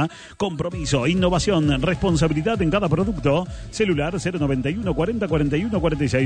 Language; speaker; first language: Spanish; native; Spanish